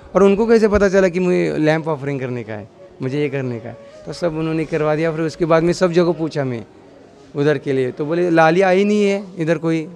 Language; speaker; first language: Hindi; non-native, local second language; Marathi